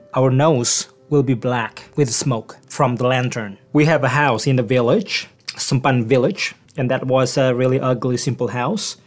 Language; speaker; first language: English; non-native, fluent; Indonesian